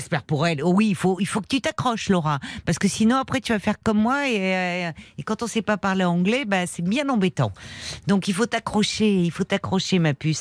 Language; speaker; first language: French; native; French